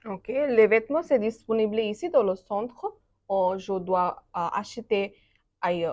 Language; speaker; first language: French; non-native, learner; Bangla